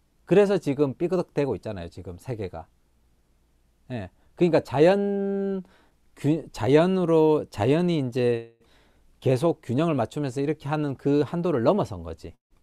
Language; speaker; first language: Korean; native; Korean